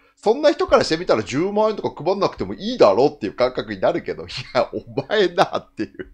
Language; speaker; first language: Japanese; native; Japanese